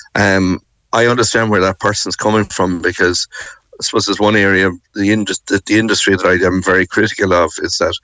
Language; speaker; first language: English; native; English